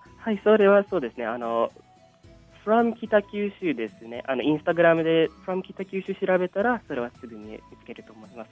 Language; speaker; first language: Japanese; non-native, fluent; English